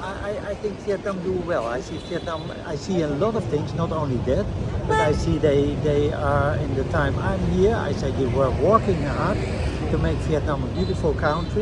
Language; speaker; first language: English; non-native, learner; Dutch